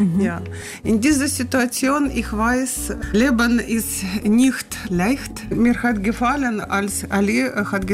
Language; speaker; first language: German; non-native, learner; Russian